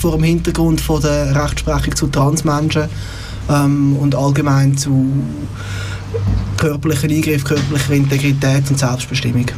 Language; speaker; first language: German; native; German